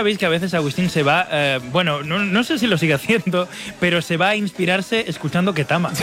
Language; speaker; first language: Spanish; native; Spanish